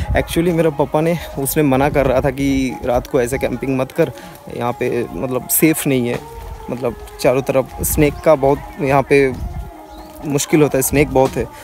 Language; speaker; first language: Hindi; non-native, local second language; Bangla